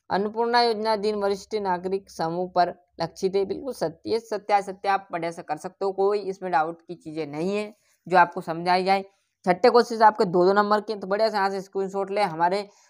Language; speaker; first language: Hindi; native; Hindi